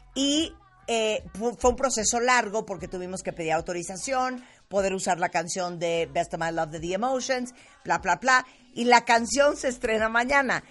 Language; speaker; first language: Spanish; native; Spanish